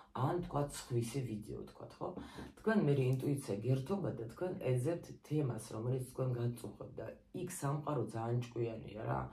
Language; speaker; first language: Georgian; non-native, local second language; Russian